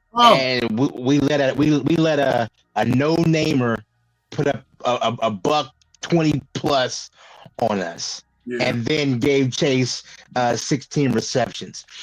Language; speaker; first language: English; native; English